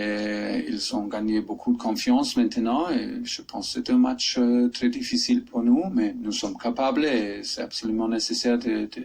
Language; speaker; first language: French; non-native, fluent; German